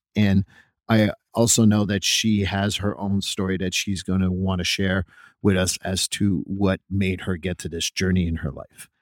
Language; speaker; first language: English; native; English